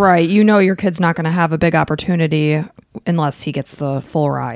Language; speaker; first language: English; native; English